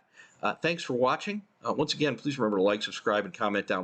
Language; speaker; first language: English; native; English